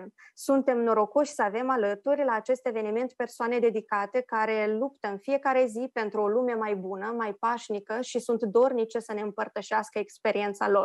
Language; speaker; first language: Romanian; native; Romanian